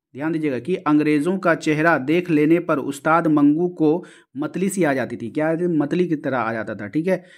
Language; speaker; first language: Hindi; native; Hindi